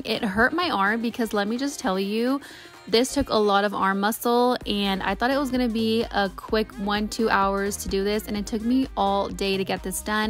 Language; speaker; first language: English; native; English